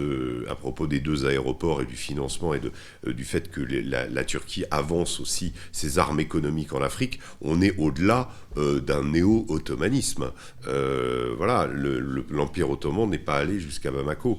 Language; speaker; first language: French; native; French